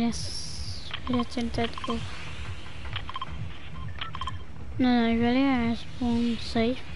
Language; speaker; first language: French; native; French